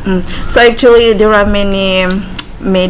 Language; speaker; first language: English; non-native, learner; Indonesian